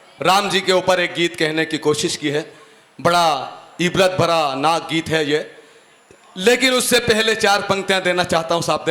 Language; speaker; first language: Hindi; native; Hindi